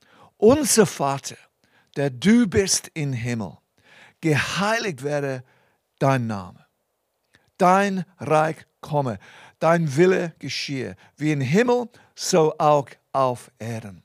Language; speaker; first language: German; non-native, fluent; English